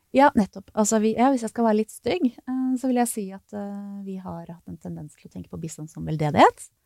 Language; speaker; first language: Norwegian; native; Norwegian